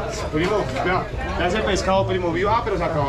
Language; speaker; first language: Spanish; native; Spanish